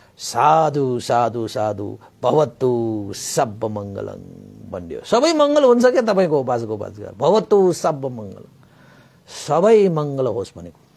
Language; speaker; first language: Nepali; non-native, local second language; Newari